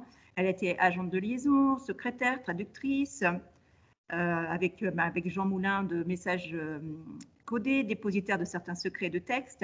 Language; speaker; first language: French; native; French